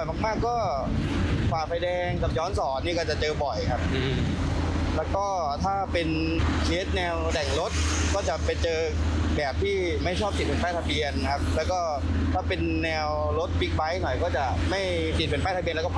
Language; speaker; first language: Thai; native; Thai